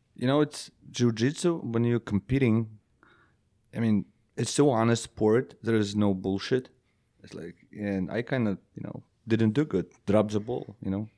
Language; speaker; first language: English; non-native, fluent; Belarusian